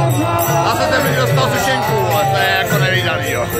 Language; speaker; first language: Czech; native; Czech